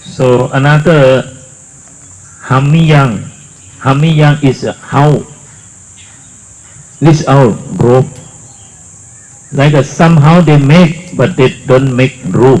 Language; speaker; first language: English; non-native, learner; Thai